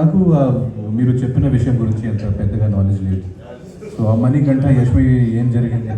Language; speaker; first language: Telugu; non-native, fluent; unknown